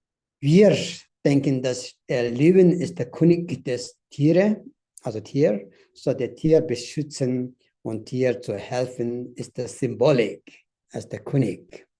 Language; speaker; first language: German; non-native, fluent; Tibetan